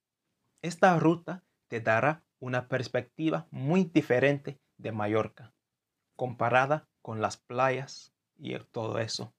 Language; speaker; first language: Spanish; non-native, fluent; English